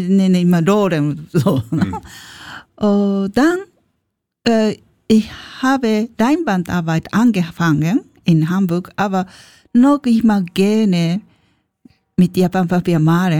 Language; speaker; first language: German; non-native, learner; Japanese